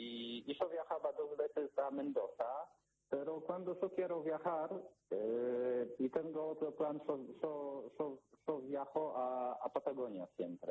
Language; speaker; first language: Spanish; non-native, learner; Polish